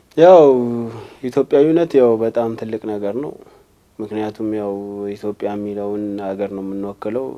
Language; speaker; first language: Amharic; non-native, local second language; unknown